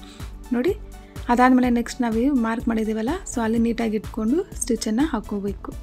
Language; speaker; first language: Kannada; native; Kannada